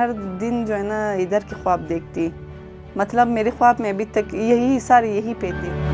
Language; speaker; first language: Hindi; non-native, local second language; Uzbek